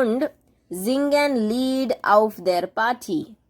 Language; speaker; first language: German; non-native, fluent; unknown